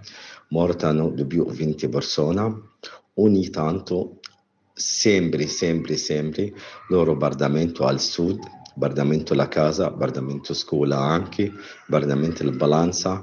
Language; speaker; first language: Italian; non-native, learner; Arabic